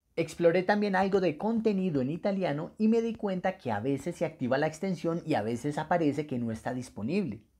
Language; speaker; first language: Spanish; native; Spanish